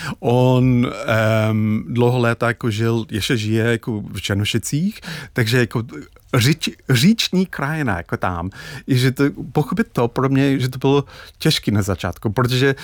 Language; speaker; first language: Czech; non-native, fluent; English